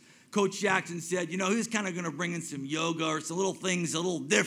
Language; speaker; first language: English; native; English